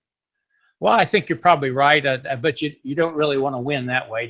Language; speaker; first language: English; native; English